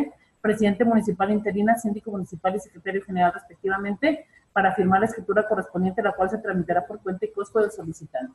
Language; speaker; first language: Spanish; native; Spanish